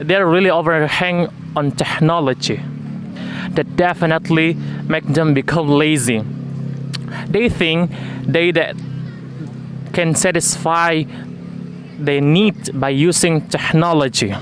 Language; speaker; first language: English; non-native, learner; Indonesian